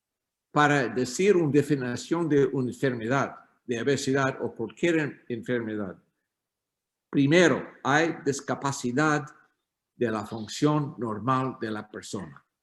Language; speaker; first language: Spanish; non-native, learner; English